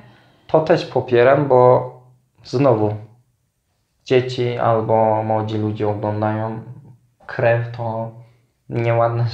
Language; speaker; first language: Polish; non-native, fluent; Turkish